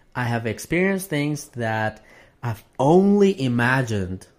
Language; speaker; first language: English; non-native, fluent; Arabic